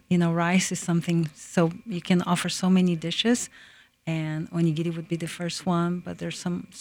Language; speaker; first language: English; early bilingual, other home language; Portuguese